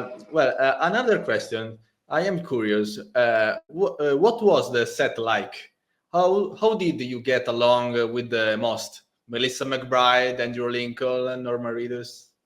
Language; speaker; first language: English; non-native, learner; Italian